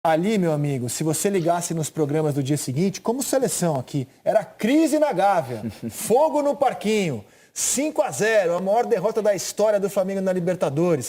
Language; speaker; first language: Portuguese; native; Portuguese